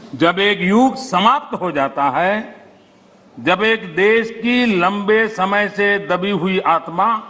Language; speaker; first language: Hindi; non-native, local second language; Gujarati